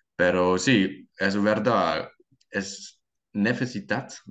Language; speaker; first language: Spanish; non-native, learner; German